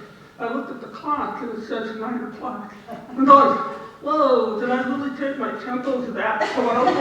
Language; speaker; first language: English; native; English